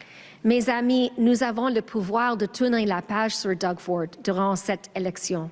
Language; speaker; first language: French; non-native, learner; English